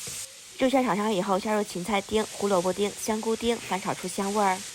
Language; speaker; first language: Chinese; native; Chinese